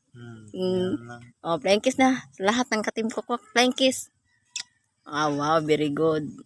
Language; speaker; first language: Filipino; non-native, local second language; Cebuano